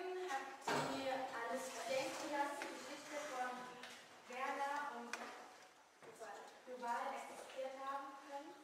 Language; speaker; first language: German; non-native, learner; French